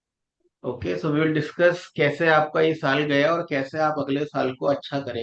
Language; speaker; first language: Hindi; native; Hindi